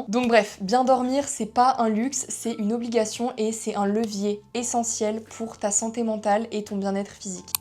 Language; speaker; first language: French; native; French